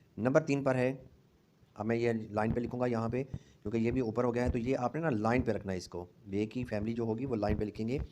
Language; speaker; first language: Urdu; non-native, local second language; Punjabi